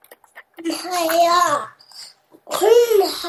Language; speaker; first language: Cantonese; early bilingual, heritage; Cantonese